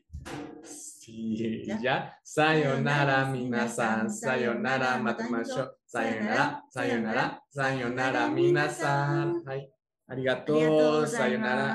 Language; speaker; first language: Spanish; native; Spanish